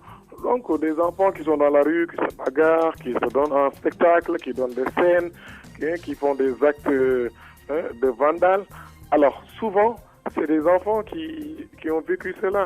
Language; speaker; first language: French; non-native, local second language; Wolof